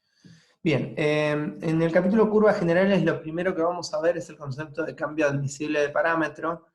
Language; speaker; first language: Spanish; native; Spanish